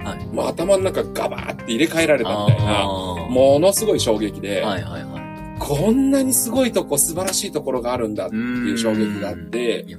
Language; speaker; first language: Japanese; native; Japanese